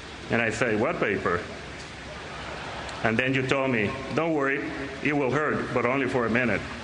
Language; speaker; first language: English; non-native, fluent; Spanish